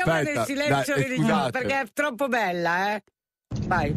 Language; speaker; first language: Italian; native; Italian